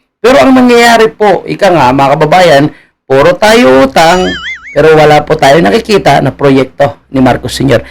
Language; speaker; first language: Filipino; native; Filipino